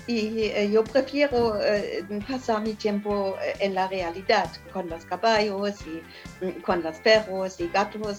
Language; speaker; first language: Spanish; non-native, learner; German